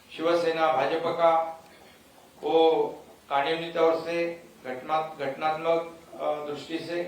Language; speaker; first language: Hindi; non-native, local second language; Marathi